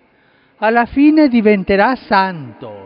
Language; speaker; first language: Italian; non-native, fluent; Spanish